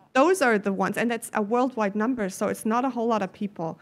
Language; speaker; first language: English; non-native, fluent; German